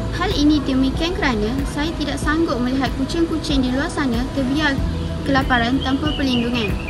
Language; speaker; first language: Malay; native; Malay